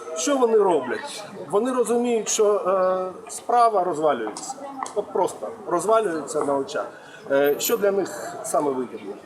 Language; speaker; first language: Ukrainian; non-native, local second language; Russian